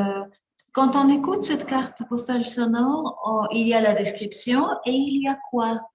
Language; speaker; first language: French; non-native, fluent; Spanish